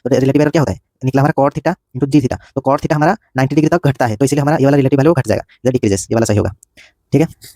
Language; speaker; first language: Hindi; native; Hindi